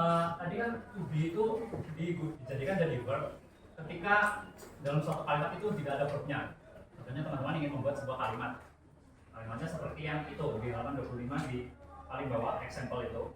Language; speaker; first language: Indonesian; native; Indonesian